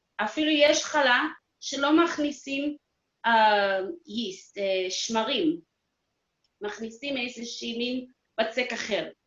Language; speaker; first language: Hebrew; non-native, fluent; English